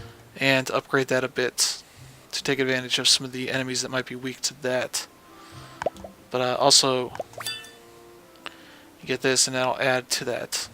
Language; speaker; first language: English; native; English